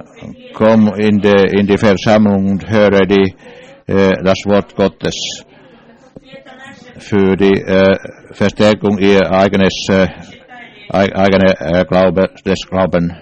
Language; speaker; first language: German; non-native, learner; English